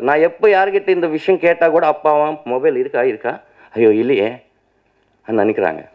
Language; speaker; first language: Tamil; non-native, local second language; Telugu